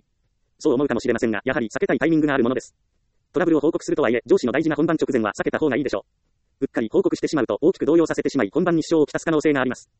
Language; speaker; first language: Japanese; native; Japanese